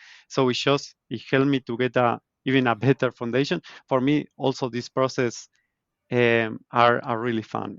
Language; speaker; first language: English; non-native, fluent; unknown